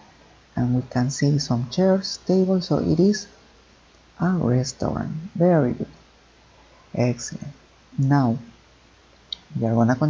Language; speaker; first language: English; non-native, fluent; Spanish